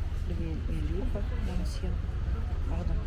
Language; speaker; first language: French; non-native, fluent; Russian